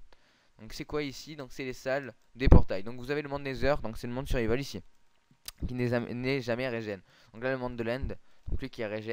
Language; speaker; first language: French; native; French